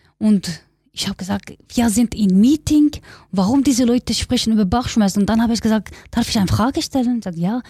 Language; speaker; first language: German; non-native, learner; Kurdish